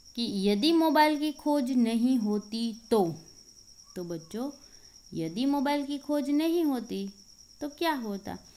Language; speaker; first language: Hindi; non-native, local second language; Gujarati